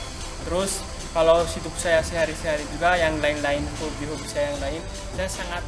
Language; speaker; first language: Indonesian; non-native, learner; Malagasy